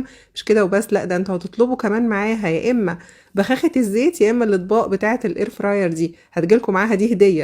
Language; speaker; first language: Arabic; native; Arabic